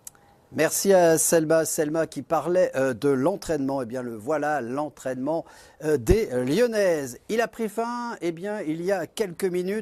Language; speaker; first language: French; native; French